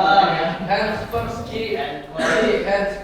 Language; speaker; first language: English; non-native, learner; Indonesian